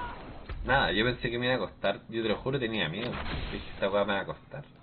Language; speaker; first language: Spanish; native; Spanish